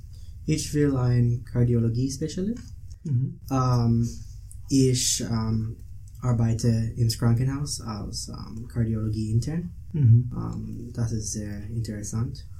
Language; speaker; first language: German; non-native, learner; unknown